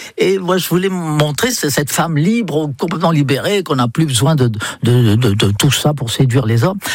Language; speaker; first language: French; non-native, fluent; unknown